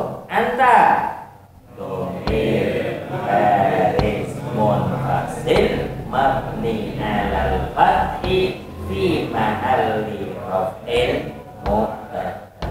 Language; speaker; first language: Arabic; non-native, fluent; Indonesian